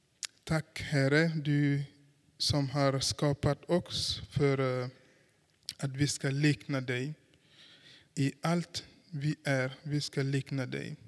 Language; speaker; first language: Swedish; non-native, fluent; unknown